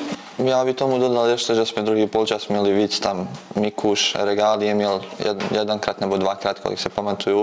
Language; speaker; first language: Czech; non-native, fluent; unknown